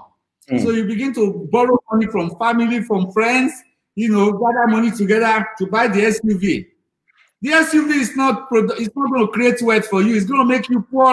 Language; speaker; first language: English; non-native, local second language; Yoruba